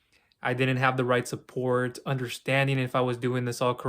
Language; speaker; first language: English; native; English